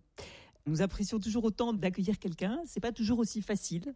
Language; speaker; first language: French; native; French